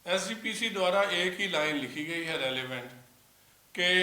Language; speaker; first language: Hindi; non-native, local second language; Punjabi